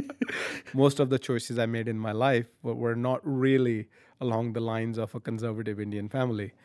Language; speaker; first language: English; non-native, local second language; Punjabi